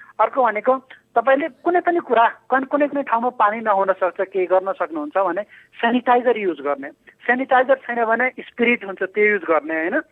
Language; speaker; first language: Nepali; non-native, local second language; Bhojpuri